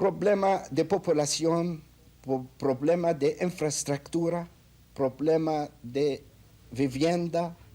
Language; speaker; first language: Spanish; non-native, fluent; Arabic